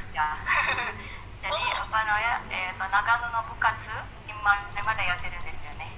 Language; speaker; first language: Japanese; non-native, fluent; Indonesian